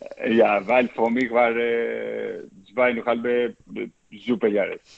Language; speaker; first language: German; non-native, learner; Greek